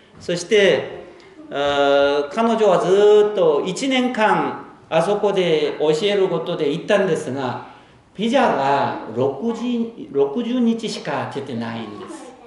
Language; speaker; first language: Japanese; non-native, fluent; Korean